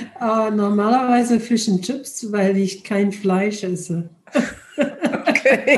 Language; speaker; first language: German; non-native, learner; English